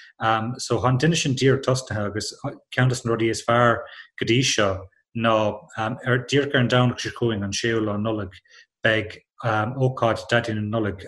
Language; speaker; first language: Irish; non-native, local second language; English